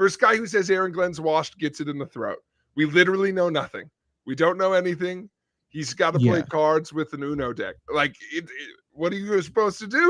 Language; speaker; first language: English; native; English